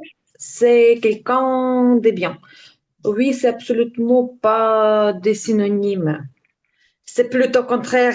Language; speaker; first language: French; non-native, learner; Ukrainian